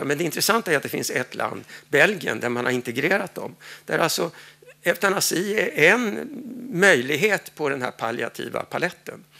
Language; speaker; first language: Swedish; native; Swedish